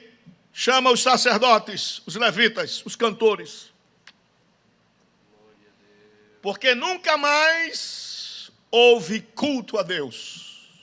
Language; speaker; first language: Portuguese; native; Portuguese